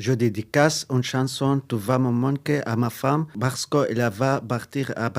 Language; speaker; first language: French; non-native, learner; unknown